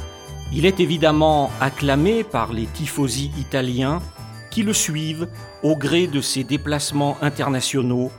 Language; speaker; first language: French; native; French